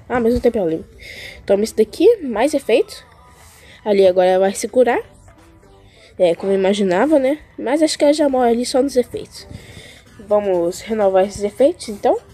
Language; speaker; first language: Portuguese; native; Portuguese